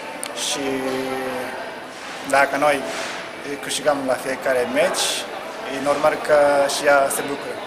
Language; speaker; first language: Romanian; non-native, learner; Japanese